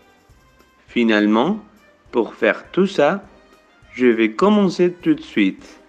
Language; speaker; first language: French; non-native, fluent; Spanish